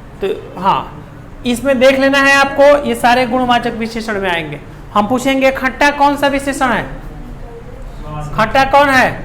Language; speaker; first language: Hindi; non-native, local second language; Bhojpuri